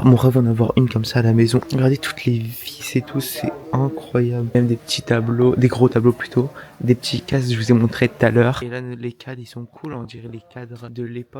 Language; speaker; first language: French; native; French